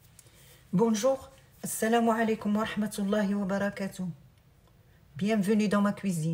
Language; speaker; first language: French; non-native, local second language; Arabic